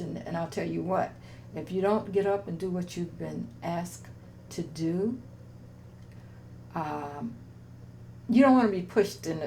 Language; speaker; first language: English; native; English